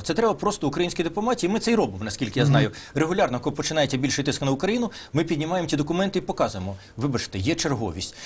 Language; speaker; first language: Ukrainian; native; Ukrainian